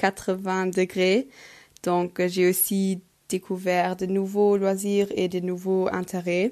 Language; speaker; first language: French; non-native, local second language; Luxembourgish